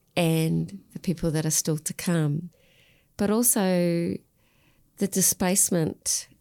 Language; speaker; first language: English; native; English